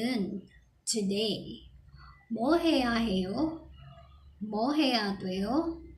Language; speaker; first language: Korean; non-native, fluent; Filipino